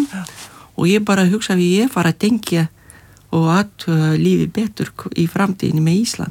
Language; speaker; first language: Icelandic; non-native, learner; Lithuanian